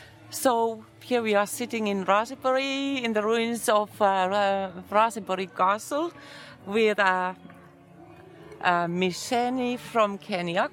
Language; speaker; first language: English; non-native, fluent; Finnish